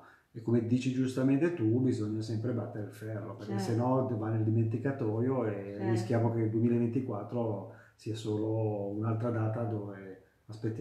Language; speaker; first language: Italian; native; Italian